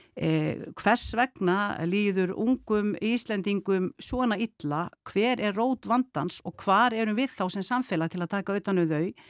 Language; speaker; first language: Icelandic; native; Icelandic